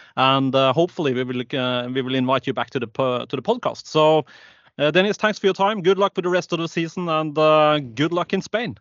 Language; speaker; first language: English; non-native, fluent; Norwegian